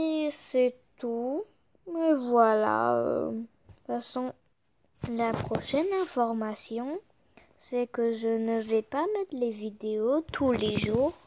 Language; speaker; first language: French; early bilingual, other home language; Polish